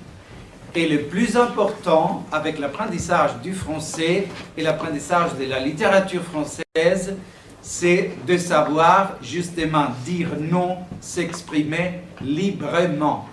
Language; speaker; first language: French; non-native, fluent; Greek